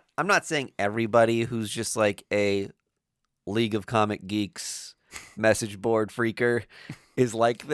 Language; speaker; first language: English; native; English